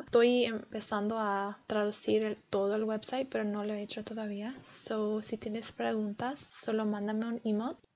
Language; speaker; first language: Spanish; early bilingual, heritage; Spanish